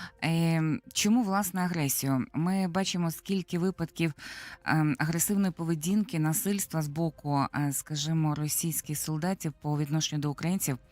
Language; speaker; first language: Ukrainian; native; Ukrainian